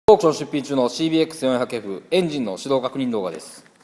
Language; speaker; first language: Japanese; native; Japanese